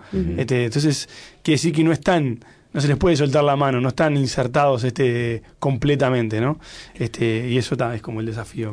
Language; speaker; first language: Spanish; native; Spanish